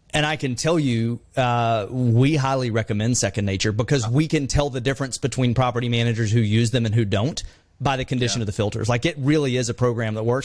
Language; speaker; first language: English; native; English